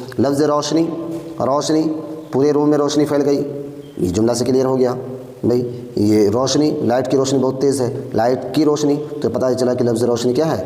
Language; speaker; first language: Urdu; native; Urdu